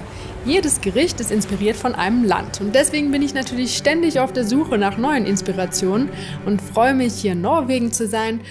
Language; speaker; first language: German; native; German